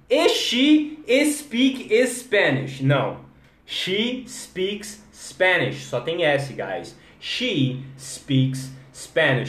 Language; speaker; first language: English; non-native, fluent; Portuguese